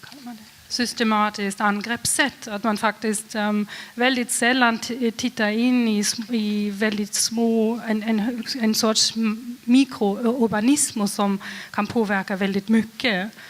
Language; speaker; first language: Swedish; non-native, fluent; German